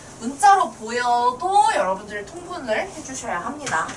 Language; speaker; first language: Korean; native; Korean